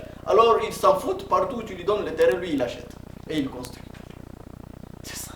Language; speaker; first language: French; non-native, local second language; Swahili